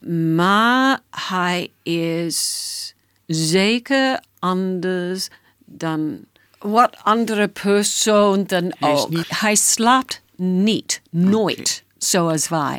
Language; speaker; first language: Dutch; non-native, fluent; English